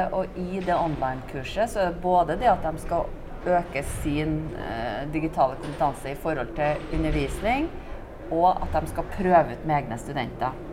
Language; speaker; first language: Norwegian; native; Norwegian